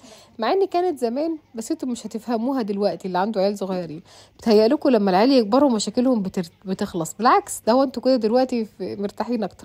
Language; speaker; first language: Arabic; native; Arabic